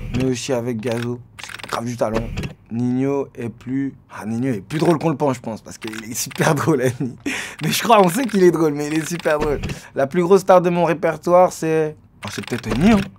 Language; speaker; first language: French; native; French